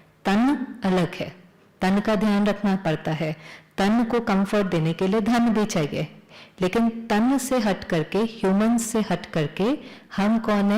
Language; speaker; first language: Hindi; native; Hindi